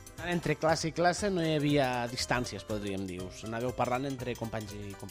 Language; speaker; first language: Catalan; native; Catalan